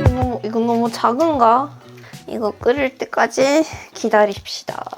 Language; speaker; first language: Korean; non-native, fluent; Swedish